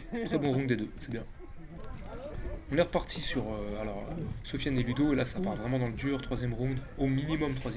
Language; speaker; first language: French; native; French